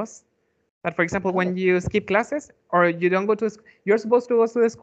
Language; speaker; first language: English; non-native, fluent; Spanish